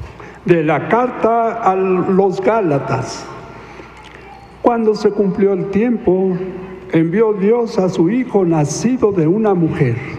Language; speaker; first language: Spanish; native; Spanish